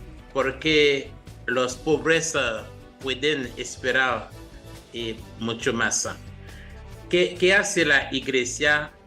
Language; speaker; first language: Spanish; non-native, fluent; Haitian Creole